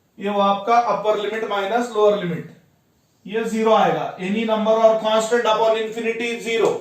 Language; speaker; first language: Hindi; non-native, local second language; Urdu